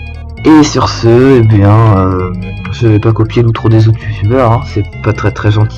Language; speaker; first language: French; native; French